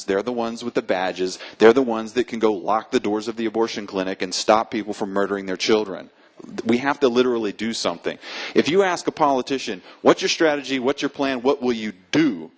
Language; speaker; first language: English; native; English